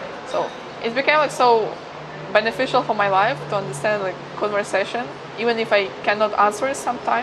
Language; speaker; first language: English; non-native, fluent; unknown